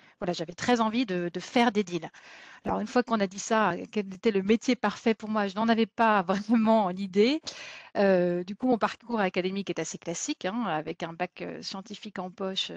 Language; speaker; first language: French; native; French